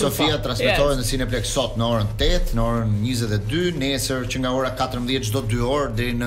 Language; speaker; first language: Albanian; native; Albanian